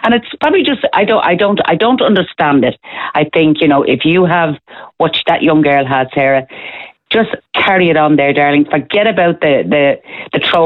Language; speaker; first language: English; native; English